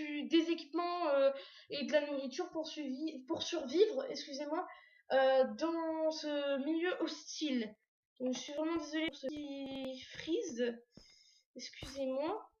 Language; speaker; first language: French; native; French